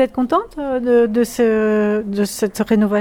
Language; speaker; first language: French; native; French